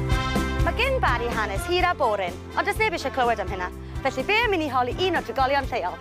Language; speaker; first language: Welsh; native; Welsh